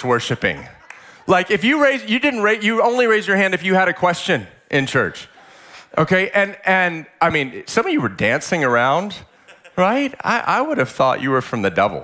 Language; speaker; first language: English; native; English